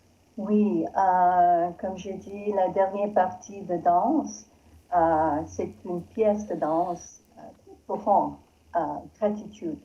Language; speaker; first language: French; non-native, learner; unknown